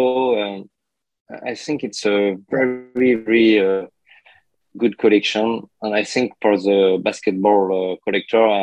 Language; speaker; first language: English; non-native, learner; French